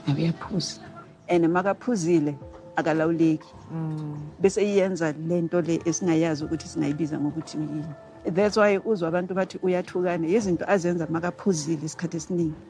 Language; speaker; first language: Zulu; non-native, local second language; Southern Sotho